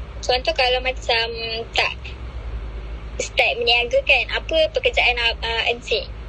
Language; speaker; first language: Malay; native; Malay